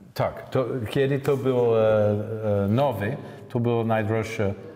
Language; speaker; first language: Polish; non-native, learner; English